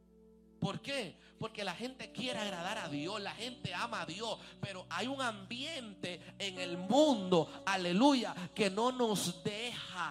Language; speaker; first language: Spanish; native; Spanish